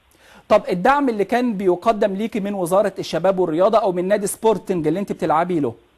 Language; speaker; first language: Arabic; native; Arabic